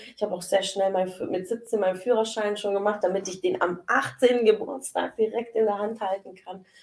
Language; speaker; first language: German; early bilingual, other home language; Italian